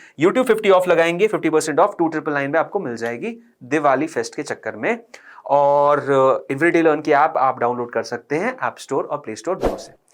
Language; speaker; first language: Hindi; native; Hindi